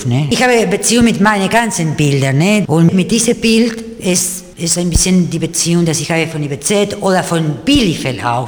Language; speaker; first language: German; non-native, learner; Spanish